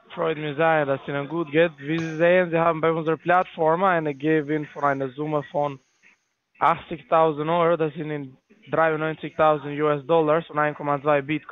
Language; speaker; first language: German; non-native, learner; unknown